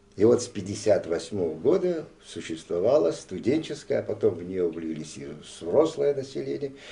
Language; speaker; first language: Russian; non-native, local second language; Abkhazian